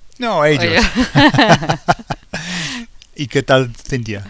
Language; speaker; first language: Spanish; non-native, fluent; English